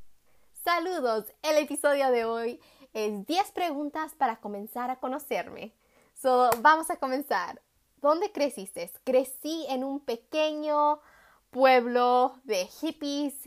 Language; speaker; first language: Spanish; early bilingual, heritage; Spanish